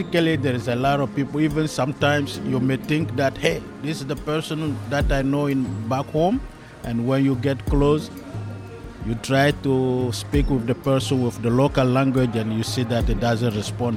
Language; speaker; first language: English; non-native, fluent; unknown